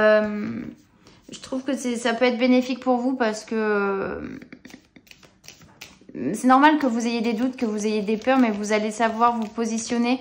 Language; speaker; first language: French; native; French